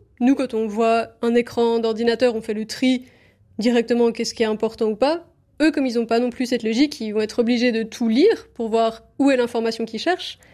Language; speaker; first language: French; native; French